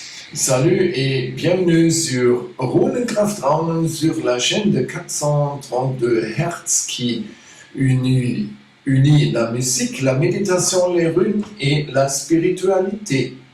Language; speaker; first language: French; non-native, fluent; German